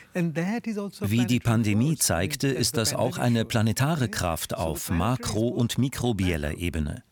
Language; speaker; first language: German; non-native, fluent; Hindi